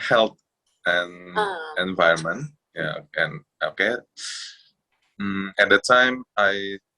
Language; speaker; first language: English; non-native, fluent; Indonesian